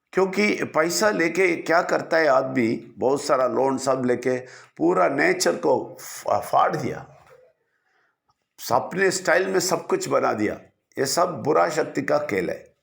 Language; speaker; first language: Hindi; non-native, local second language; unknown